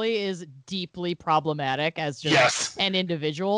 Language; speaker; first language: English; native; English